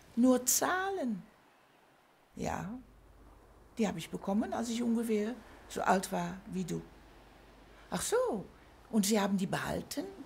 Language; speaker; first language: German; early bilingual, heritage; German